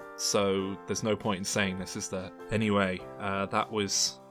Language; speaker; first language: English; native; English